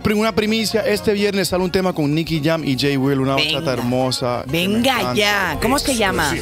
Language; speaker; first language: Spanish; early bilingual, heritage; Spanish